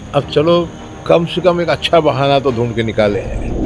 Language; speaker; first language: Hindi; native; Hindi